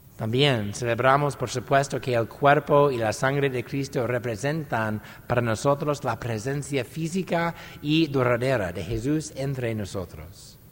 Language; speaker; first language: Spanish; non-native, fluent; English